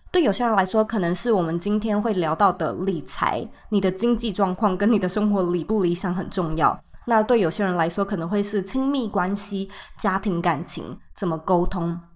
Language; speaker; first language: Chinese; native; Chinese